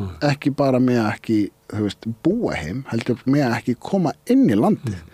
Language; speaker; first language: Icelandic; non-native, fluent; Arabic